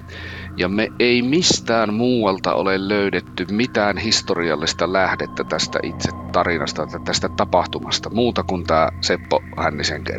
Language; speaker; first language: Finnish; native; Finnish